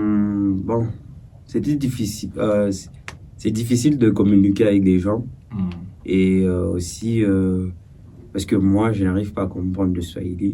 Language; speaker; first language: French; non-native, local second language; Swahili